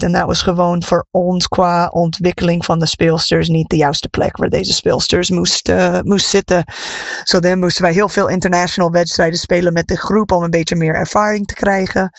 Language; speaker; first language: Dutch; non-native, fluent; English